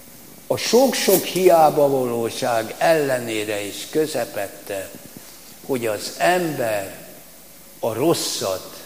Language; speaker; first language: Hungarian; native; Hungarian